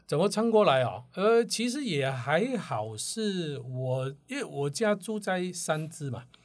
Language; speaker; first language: Chinese; non-native, local second language; Cantonese